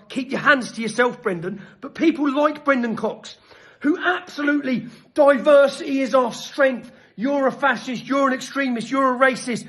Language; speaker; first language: English; native; English